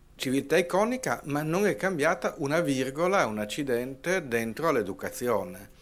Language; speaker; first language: Italian; native; Italian